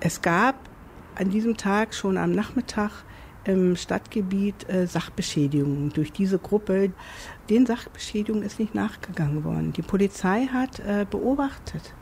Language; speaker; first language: German; native; German